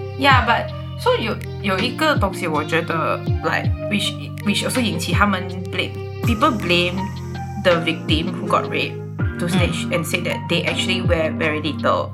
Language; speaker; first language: English; non-native, local second language; Chinese